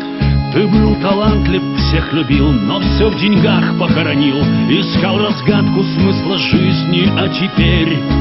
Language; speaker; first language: Russian; native; Russian